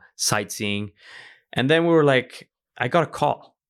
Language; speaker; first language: English; early bilingual, other home language; Norwegian